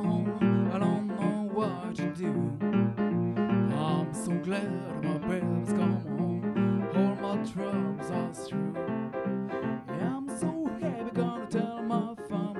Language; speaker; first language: English; non-native, learner; French